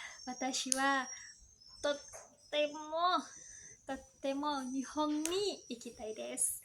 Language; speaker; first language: Japanese; non-native, learner; Indonesian